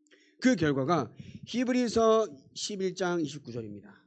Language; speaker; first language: Korean; native; Korean